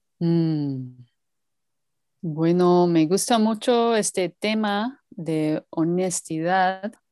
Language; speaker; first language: Spanish; non-native, learner; English